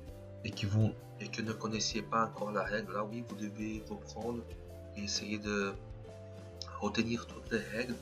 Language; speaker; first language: French; non-native, fluent; Portuguese